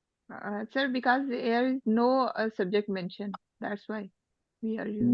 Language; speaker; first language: English; non-native, learner; Urdu